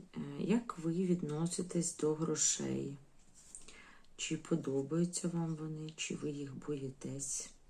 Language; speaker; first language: Ukrainian; non-native, local second language; Russian